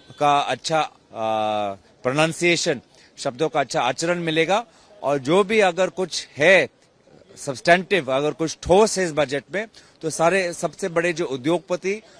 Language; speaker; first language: Hindi; non-native, local second language; Assamese